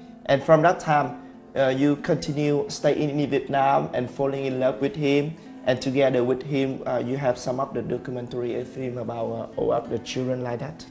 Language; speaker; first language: English; non-native, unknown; Vietnamese